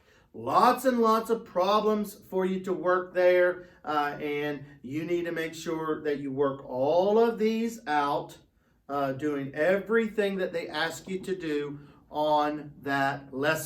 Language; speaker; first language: English; native; English